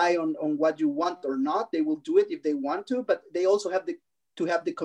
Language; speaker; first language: English; non-native, fluent; Spanish